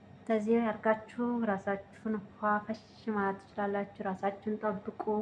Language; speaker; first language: Amharic; native; Amharic